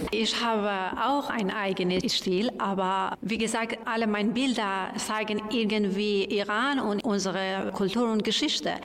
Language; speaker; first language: German; non-native, fluent; Persian